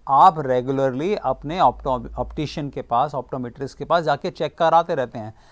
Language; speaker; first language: Hindi; native; Hindi